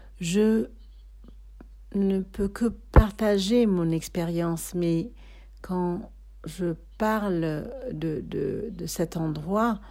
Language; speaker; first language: French; non-native, fluent; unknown